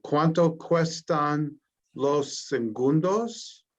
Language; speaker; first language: Spanish; non-native, learner; English